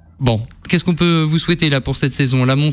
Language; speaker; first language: French; native; French